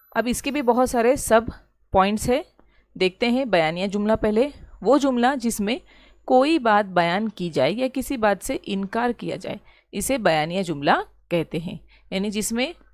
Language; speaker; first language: Urdu; native; Urdu